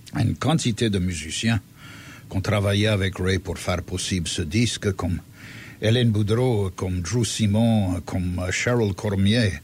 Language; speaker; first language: French; early bilingual, heritage; French